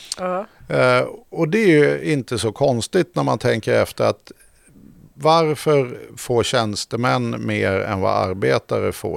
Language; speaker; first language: Swedish; native; Swedish